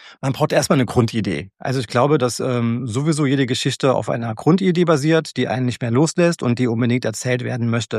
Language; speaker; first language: German; native; German